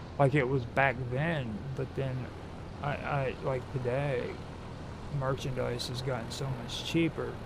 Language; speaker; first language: English; native; English